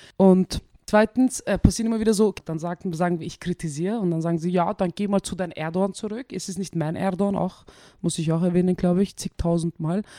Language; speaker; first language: German; early bilingual, other home language; Turkish